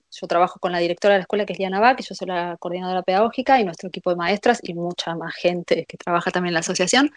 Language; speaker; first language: Spanish; native; Spanish